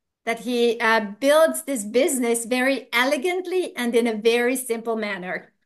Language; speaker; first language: English; non-native, fluent; Hungarian